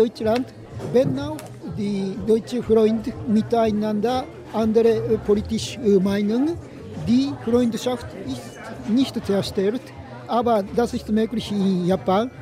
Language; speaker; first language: German; non-native, learner; Japanese